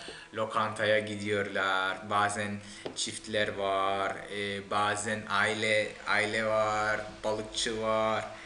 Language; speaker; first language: Turkish; non-native, fluent; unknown